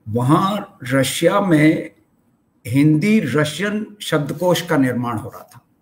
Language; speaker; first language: Hindi; native; Hindi